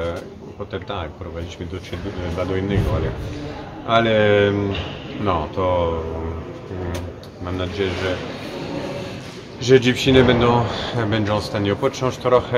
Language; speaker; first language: Polish; non-native, fluent; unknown